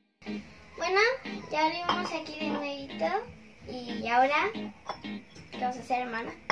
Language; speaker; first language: Spanish; early bilingual, heritage; Spanish